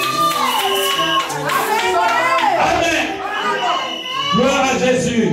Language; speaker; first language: French; non-native, local second language; Lingala